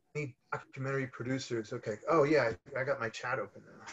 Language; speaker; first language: English; native; English